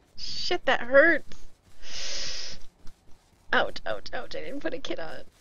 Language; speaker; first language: English; native; English